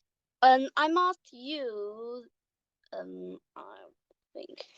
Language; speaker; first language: English; non-native, learner; Chinese